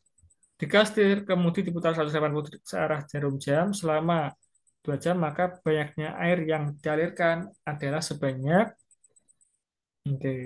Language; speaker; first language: Indonesian; native; Indonesian